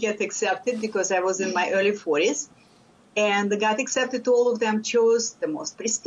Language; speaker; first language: English; non-native, fluent; Lithuanian